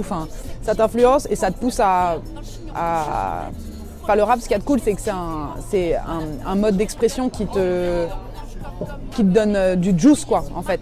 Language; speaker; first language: French; native; French